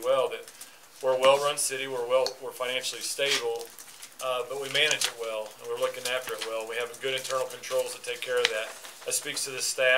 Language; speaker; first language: English; native; English